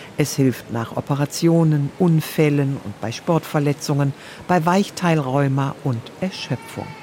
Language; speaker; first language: German; native; German